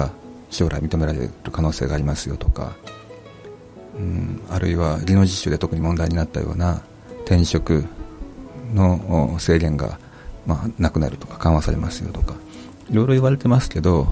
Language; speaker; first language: Japanese; native; Japanese